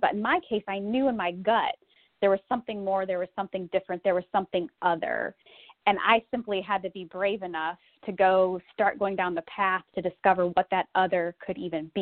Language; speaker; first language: English; native; English